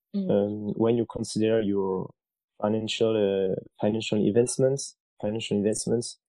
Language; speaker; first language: English; non-native, fluent; French